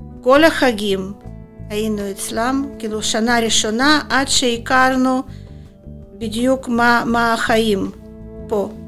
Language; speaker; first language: Hebrew; non-native, fluent; Russian